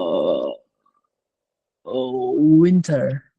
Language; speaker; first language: English; non-native, learner; Vietnamese